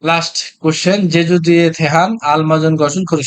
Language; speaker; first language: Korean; non-native, fluent; Bangla